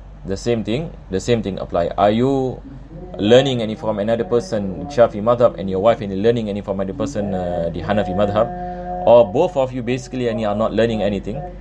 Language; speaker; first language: English; non-native, local second language; Malay